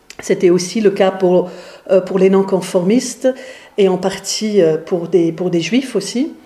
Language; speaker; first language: French; non-native, fluent; English